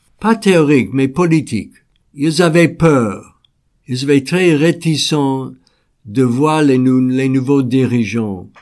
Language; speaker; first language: French; non-native, fluent; English